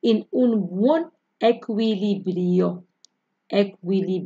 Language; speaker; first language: Italian; non-native, fluent; Arabic